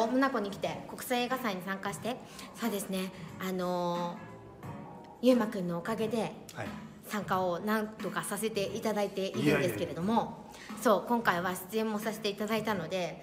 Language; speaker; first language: Japanese; native; Japanese